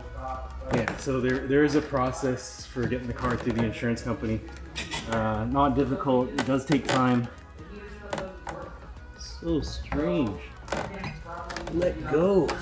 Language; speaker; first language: English; native; English